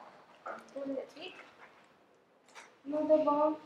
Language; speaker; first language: French; non-native, fluent; Spanish